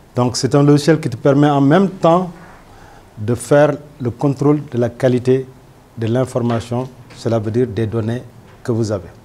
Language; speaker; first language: French; non-native, local second language; Wolof